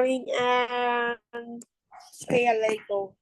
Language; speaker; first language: English; non-native, learner; Thai